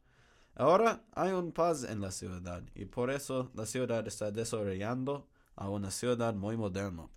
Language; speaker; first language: Spanish; non-native, learner; English